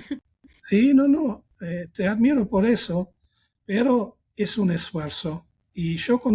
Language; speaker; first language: Spanish; non-native, fluent; German